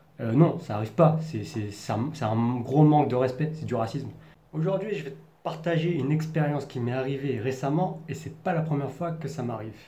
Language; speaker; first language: French; native; French